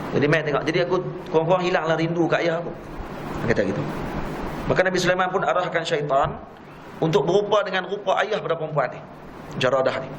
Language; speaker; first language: Malay; native; Malay